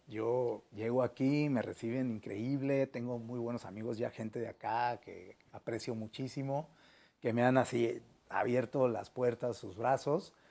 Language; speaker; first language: Spanish; native; Spanish